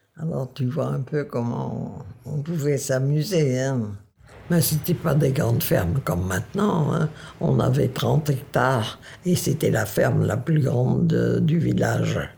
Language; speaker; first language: French; non-native, local second language; Dutch